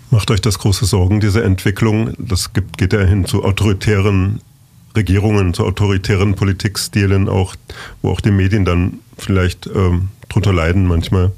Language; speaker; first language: German; native; German